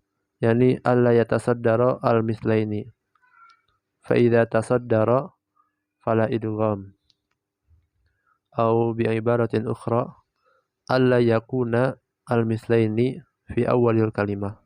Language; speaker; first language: Arabic; non-native, learner; Indonesian